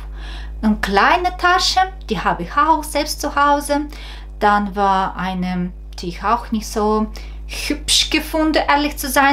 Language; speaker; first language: German; non-native, fluent; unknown